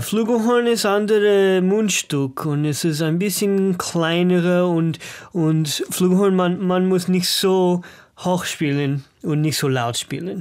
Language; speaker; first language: German; non-native, learner; English